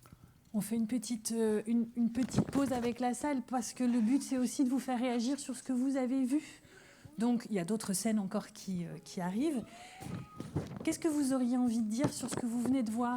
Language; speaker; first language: French; native; French